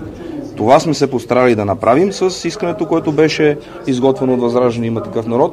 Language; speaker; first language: Bulgarian; native; Bulgarian